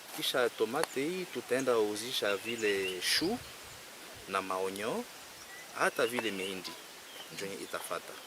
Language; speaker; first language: Swahili; native; Swahili